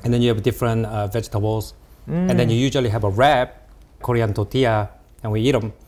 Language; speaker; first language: English; early bilingual, other home language; Korean